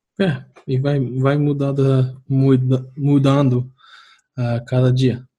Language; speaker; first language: Portuguese; non-native, fluent; English